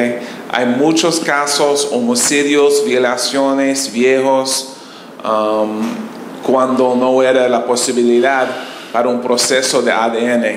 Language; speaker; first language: Spanish; non-native, learner; English